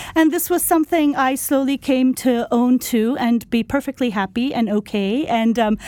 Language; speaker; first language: English; non-native, local second language; Urdu